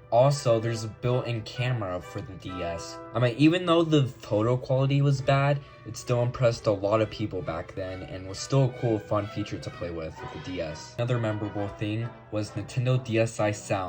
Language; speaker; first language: English; native; English